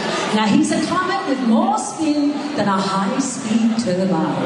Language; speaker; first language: English; native; English